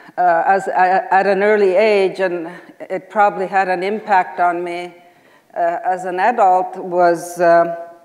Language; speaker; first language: English; native; English